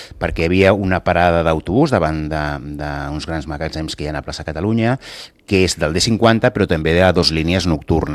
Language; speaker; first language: Catalan; native; Catalan